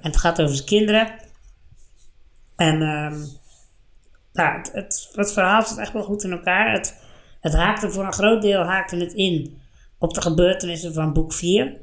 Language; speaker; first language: Dutch; native; Dutch